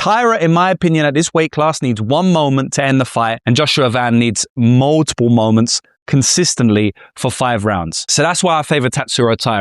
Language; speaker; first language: English; native; English